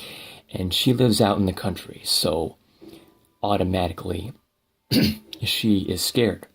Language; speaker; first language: English; native; English